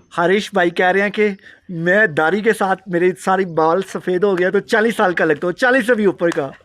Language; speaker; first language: Urdu; non-native, local second language; Punjabi